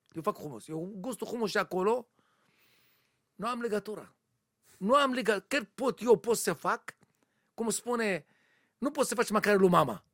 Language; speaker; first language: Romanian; non-native, learner; Hebrew